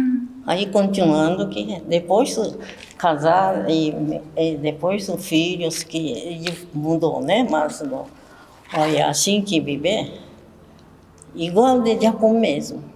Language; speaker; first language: Portuguese; non-native, learner; Japanese